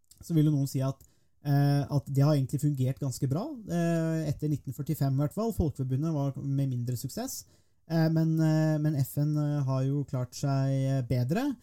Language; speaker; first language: Norwegian; native; Norwegian